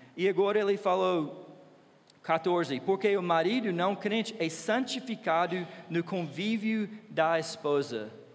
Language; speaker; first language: Portuguese; non-native, fluent; English